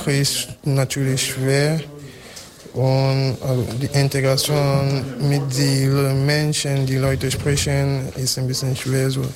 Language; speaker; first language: German; non-native, fluent; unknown